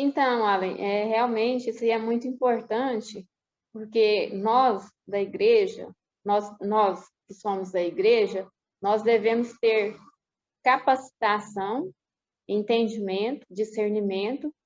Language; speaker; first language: Portuguese; native; Portuguese